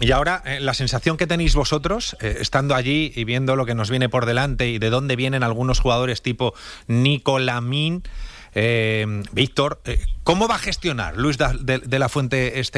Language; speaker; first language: Spanish; native; Spanish